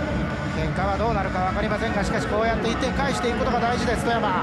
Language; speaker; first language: Japanese; native; Japanese